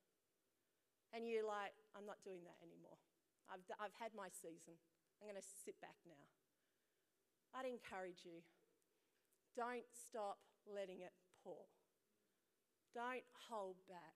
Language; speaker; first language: English; native; English